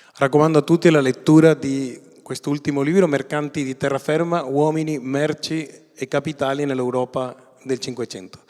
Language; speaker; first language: Italian; native; Italian